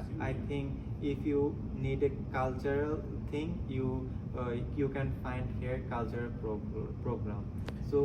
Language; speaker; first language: English; non-native, local second language; Bangla